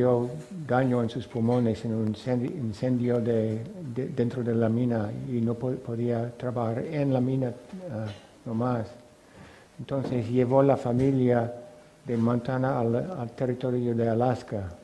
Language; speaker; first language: Spanish; non-native, fluent; English